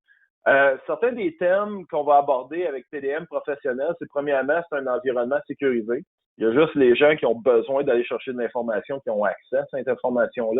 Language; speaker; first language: French; native; French